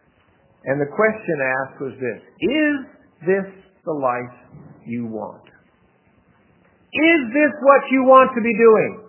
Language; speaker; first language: English; native; English